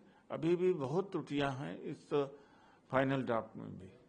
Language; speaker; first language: Hindi; native; Hindi